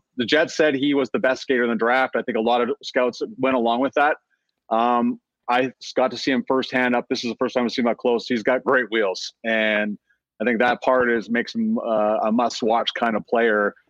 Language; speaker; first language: English; native; English